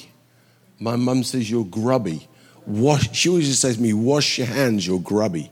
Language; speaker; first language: English; native; English